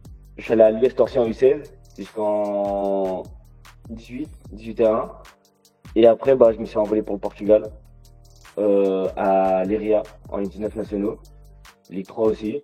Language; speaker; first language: French; native; French